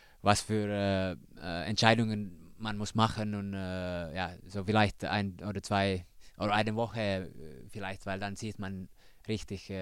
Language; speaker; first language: German; non-native, learner; Finnish